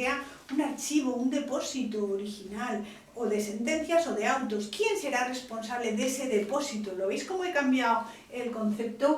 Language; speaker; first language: Spanish; native; Spanish